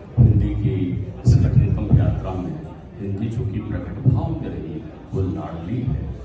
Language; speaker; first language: Hindi; native; Hindi